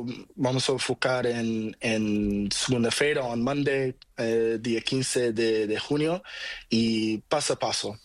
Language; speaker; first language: Spanish; non-native, learner; Portuguese